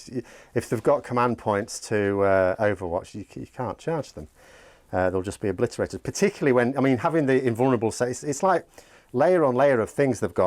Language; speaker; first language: English; native; English